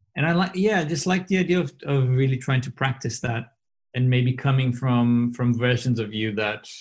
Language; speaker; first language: English; non-native, fluent; Portuguese